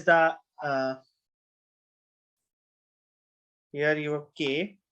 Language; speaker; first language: English; non-native, local second language; Hindi